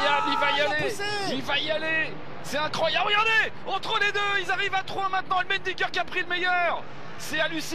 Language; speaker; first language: French; native; French